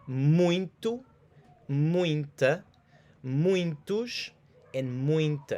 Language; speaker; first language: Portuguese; non-native, fluent; English